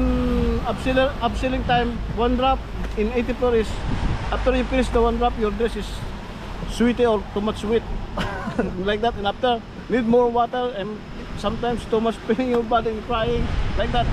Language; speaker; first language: English; non-native, learner; Filipino